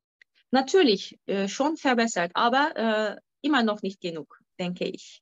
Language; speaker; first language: German; non-native, fluent; Turkish